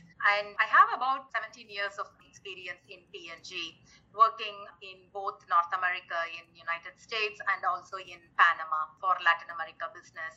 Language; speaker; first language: English; non-native, local second language; Tamil